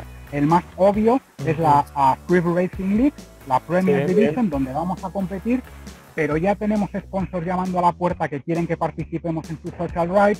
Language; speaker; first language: Spanish; native; Spanish